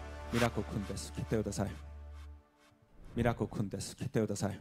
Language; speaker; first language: Japanese; non-native, learner; Korean